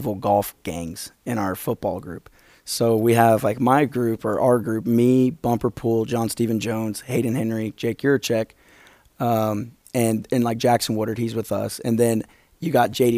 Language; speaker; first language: English; native; English